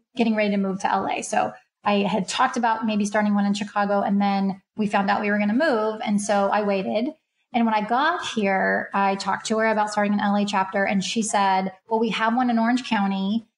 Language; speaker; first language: English; native; English